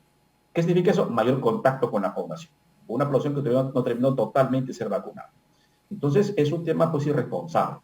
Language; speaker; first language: Spanish; native; Spanish